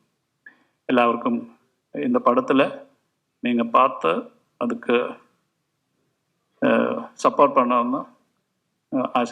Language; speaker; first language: Tamil; non-native, local second language; Malayalam